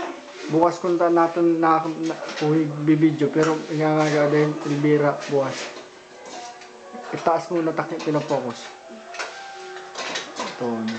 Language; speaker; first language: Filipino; non-native, local second language; Bikol